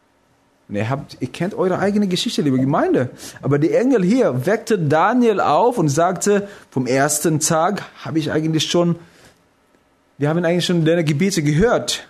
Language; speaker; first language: German; non-native, fluent; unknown